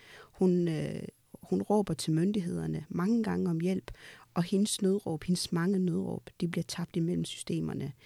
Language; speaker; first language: Danish; early bilingual, other home language; Amharic